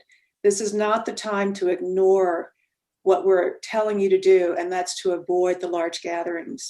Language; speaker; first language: English; native; English